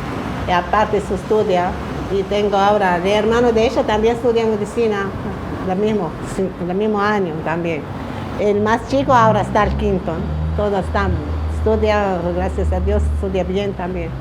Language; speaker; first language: Spanish; non-native, learner; Arabic